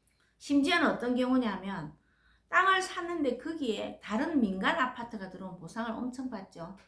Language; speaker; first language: Korean; native; Korean